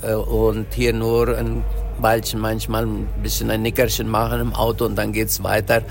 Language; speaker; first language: German; early bilingual, heritage; Low German